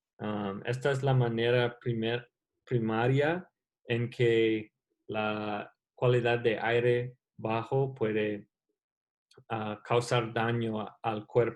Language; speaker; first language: Spanish; non-native, learner; English